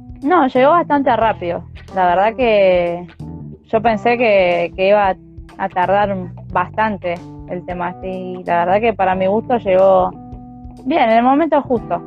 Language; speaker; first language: Spanish; native; Spanish